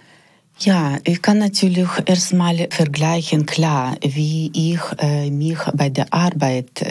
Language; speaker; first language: German; non-native, fluent; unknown